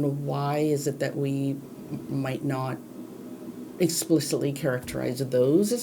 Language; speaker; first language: English; native; English